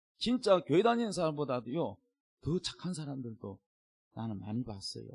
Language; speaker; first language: Korean; native; Korean